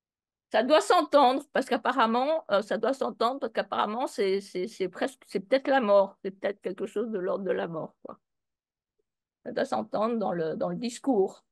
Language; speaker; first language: French; native; French